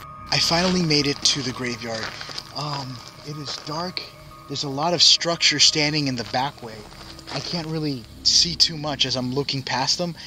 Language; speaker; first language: English; native; English